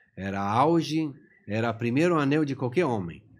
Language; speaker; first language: Portuguese; non-native, fluent; Persian